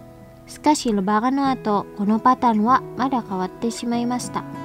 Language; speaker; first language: Japanese; non-native, fluent; Indonesian